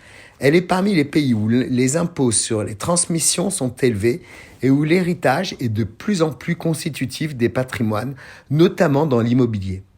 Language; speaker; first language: French; native; French